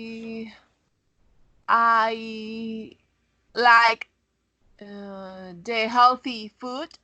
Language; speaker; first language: English; non-native, learner; Spanish